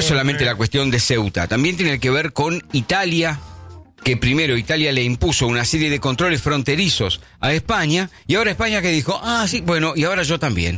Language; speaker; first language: Spanish; native; Spanish